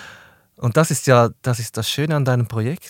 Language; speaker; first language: German; native; German